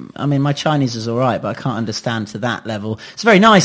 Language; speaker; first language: English; native; English